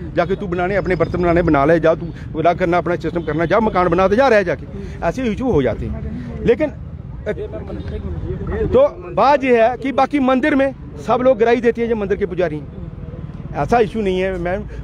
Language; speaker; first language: Hindi; native; Hindi